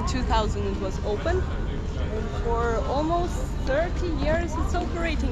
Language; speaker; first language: English; non-native, fluent; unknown